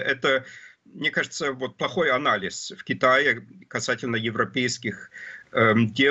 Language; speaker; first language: Russian; non-native, fluent; German